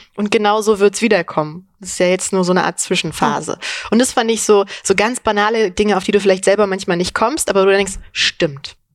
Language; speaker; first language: German; early bilingual, other home language; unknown